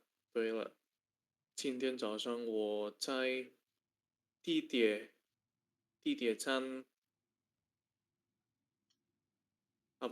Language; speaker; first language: Chinese; non-native, learner; Indonesian